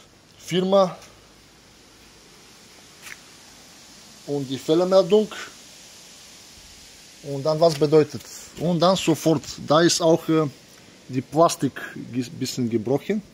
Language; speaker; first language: German; non-native, learner; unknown